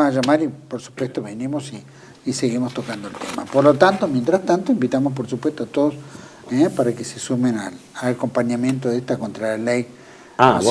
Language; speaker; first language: Spanish; native; Spanish